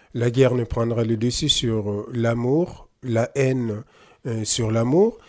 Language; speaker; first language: French; non-native, local second language; Mossi